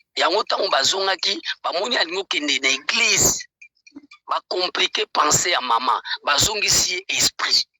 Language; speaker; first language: Lingala; native; Lingala